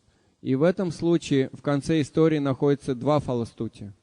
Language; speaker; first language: Russian; native; Russian